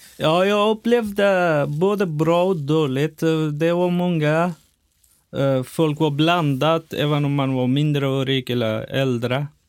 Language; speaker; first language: Swedish; non-native, fluent; Persian